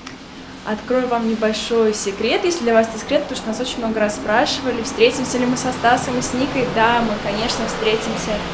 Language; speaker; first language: Russian; native; Russian